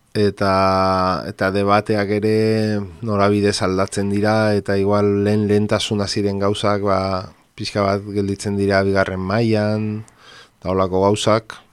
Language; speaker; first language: Basque; non-native, local second language; Spanish